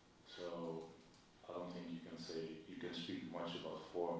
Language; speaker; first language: English; non-native, fluent; Dutch